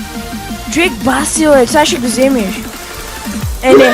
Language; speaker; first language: Bulgarian; native; Bulgarian